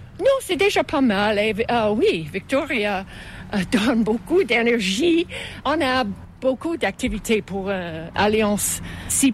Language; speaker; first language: French; non-native, fluent; English